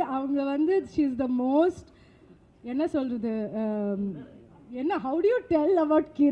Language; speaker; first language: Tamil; non-native, local second language; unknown